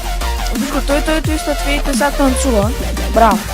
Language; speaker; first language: Bulgarian; native; Bulgarian